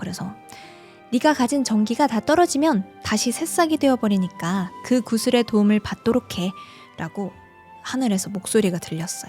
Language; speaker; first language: Korean; native; Korean